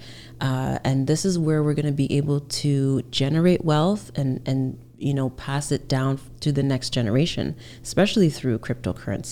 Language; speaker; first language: English; native; English